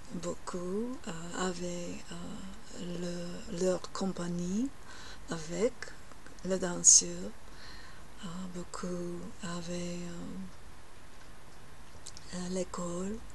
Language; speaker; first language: French; non-native, learner; English